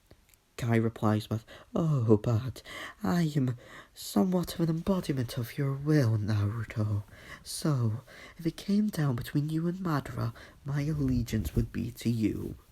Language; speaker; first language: English; native; English